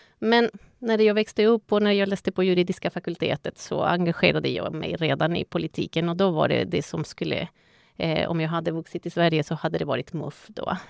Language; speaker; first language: Swedish; non-native, fluent; Spanish